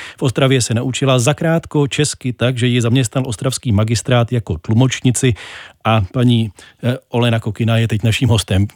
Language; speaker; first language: Czech; native; Czech